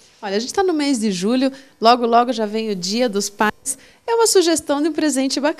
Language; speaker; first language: Portuguese; native; Portuguese